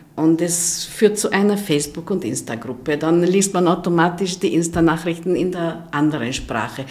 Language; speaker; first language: German; non-native, fluent; Hungarian